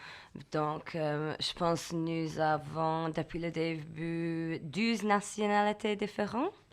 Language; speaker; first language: French; non-native, fluent; English